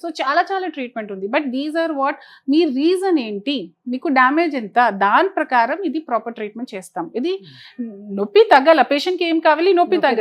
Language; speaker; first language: Telugu; non-native, fluent; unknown